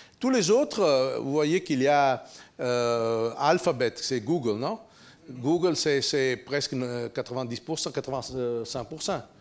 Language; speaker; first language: French; non-native, fluent; Italian